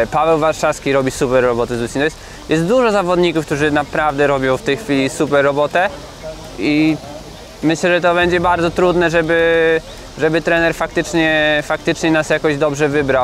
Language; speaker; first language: Polish; native; Polish